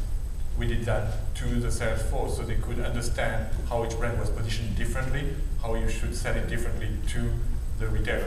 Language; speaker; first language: English; non-native, local second language; French